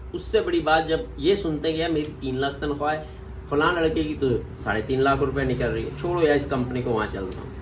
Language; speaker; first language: Urdu; non-native, local second language; Punjabi